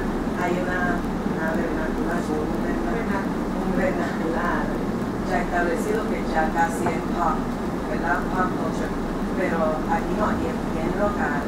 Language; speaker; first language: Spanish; early bilingual, other home language; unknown